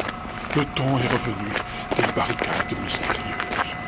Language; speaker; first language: French; native; French